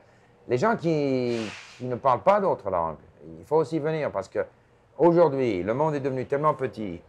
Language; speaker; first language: French; non-native, local second language; English